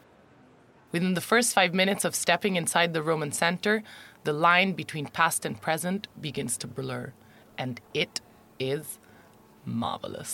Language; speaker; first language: English; non-native, fluent; Italian